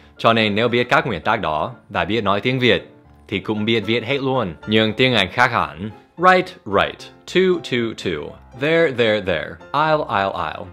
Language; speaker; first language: Vietnamese; non-native, fluent; English